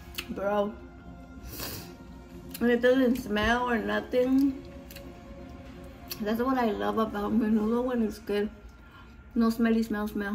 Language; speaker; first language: English; early bilingual, other home language; Spanish